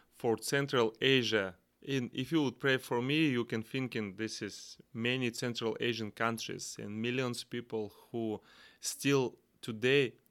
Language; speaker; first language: English; non-native, learner; Kazakh